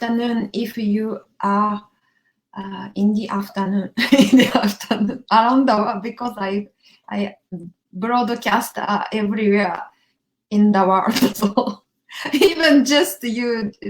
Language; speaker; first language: English; non-native, learner; Japanese